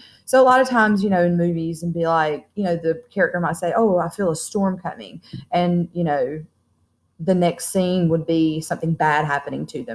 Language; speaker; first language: English; native; English